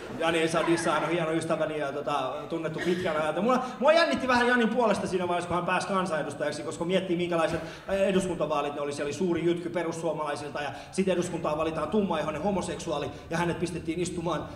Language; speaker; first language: Finnish; early bilingual, other home language; Persian